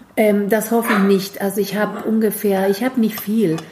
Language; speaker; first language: German; non-native, fluent; Spanish